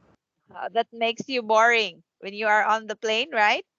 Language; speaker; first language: English; non-native, fluent; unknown